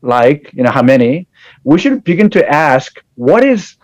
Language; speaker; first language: English; non-native, fluent; Korean